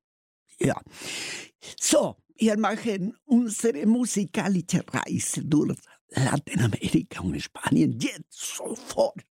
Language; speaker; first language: German; non-native, fluent; Spanish